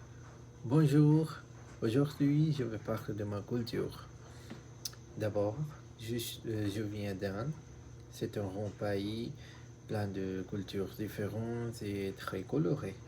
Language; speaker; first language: French; non-native, learner; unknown